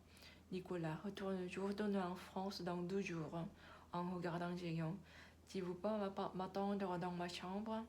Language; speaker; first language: French; non-native, learner; Korean